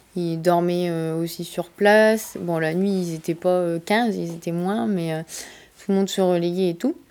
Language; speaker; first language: French; native; French